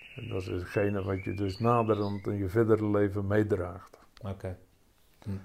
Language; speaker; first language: Dutch; native; Dutch